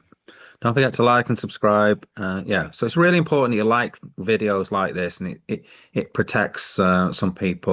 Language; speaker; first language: English; native; English